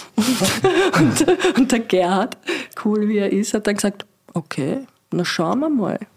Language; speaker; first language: German; native; German